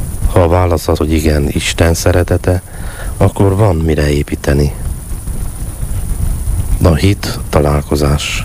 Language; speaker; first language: Hungarian; native; Hungarian